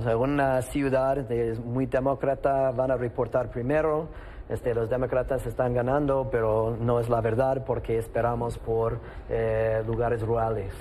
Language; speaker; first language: Spanish; non-native, fluent; English